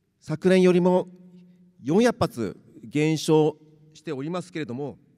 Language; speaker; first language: Japanese; native; Japanese